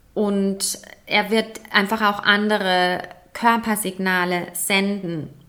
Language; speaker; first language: German; native; German